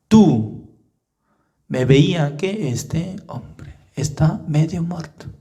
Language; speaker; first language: Spanish; non-native, fluent; Korean